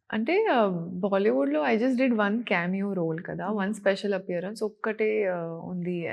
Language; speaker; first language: Telugu; non-native, learner; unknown